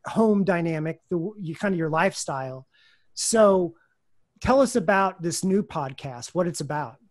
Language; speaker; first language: English; native; English